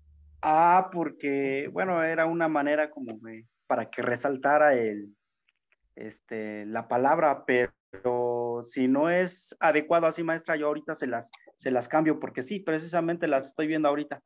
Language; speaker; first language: Spanish; native; Spanish